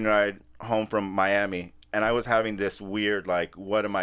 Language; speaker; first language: English; native; English